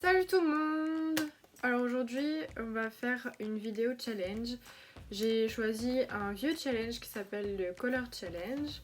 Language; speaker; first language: French; native; French